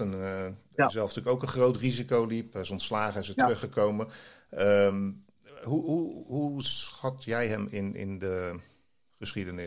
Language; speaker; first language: Dutch; native; Dutch